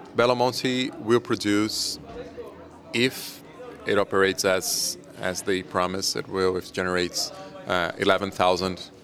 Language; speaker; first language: English; non-native, fluent; Portuguese